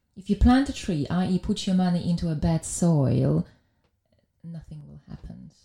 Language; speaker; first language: English; non-native, fluent; Polish